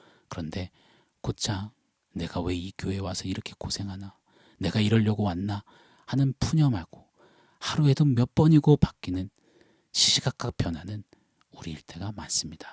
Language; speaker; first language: Korean; native; Korean